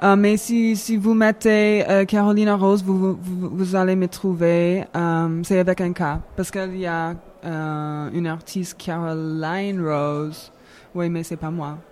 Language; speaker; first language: French; non-native, fluent; English